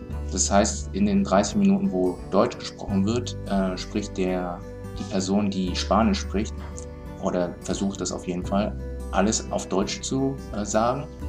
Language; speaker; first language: German; native; German